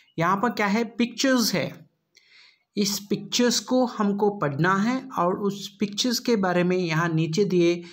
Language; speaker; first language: Hindi; non-native, local second language; Kannada